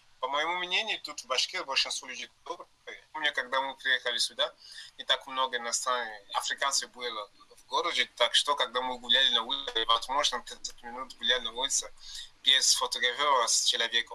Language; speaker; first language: Russian; non-native, learner; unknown